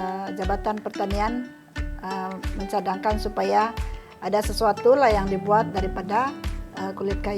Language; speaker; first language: Indonesian; non-native, local second language; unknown